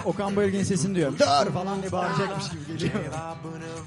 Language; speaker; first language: Turkish; native; Turkish